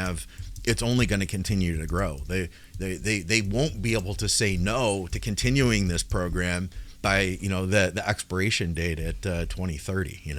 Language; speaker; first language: English; native; English